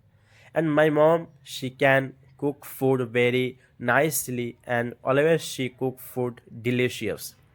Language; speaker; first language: English; non-native, learner; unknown